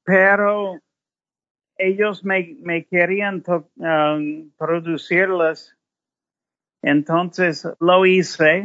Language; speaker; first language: Spanish; non-native, fluent; English